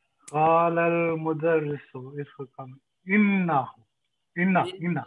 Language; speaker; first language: Arabic; non-native, learner; English